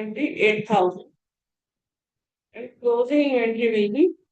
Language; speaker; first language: English; non-native, local second language; Hindi